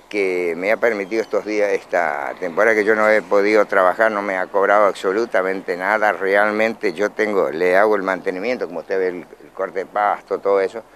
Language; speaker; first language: Spanish; native; Spanish